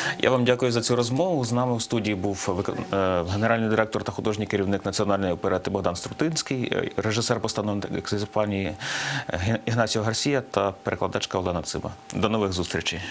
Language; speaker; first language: Ukrainian; native; Ukrainian